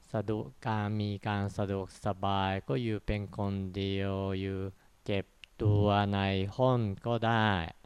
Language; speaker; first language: Thai; non-native, fluent; Japanese